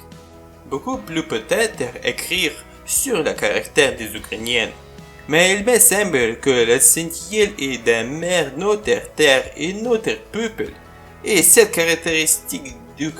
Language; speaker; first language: French; non-native, fluent; Ukrainian